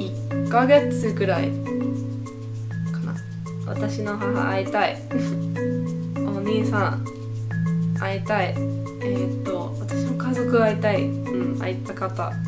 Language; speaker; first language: Japanese; non-native, learner; English